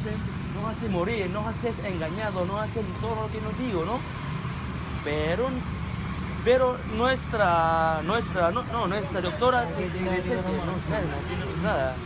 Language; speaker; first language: Spanish; non-native, learner; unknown